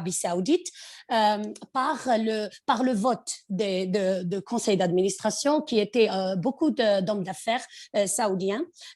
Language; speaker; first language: French; non-native, local second language; Arabic